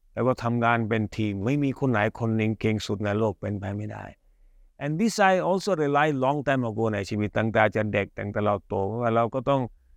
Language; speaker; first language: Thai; early bilingual, other home language; Hindi